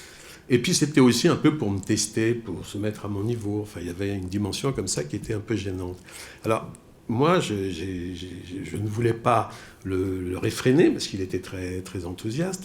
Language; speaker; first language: French; native; French